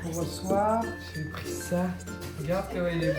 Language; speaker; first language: French; native; French